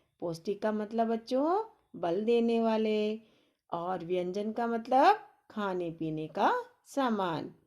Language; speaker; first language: Hindi; native; Hindi